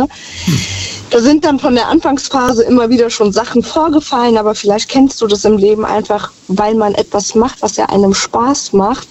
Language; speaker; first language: German; native; German